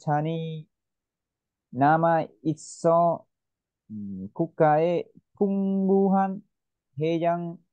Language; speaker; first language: Korean; non-native, learner; Vietnamese